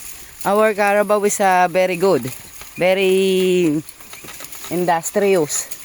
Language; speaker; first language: English; non-native, local second language; Filipino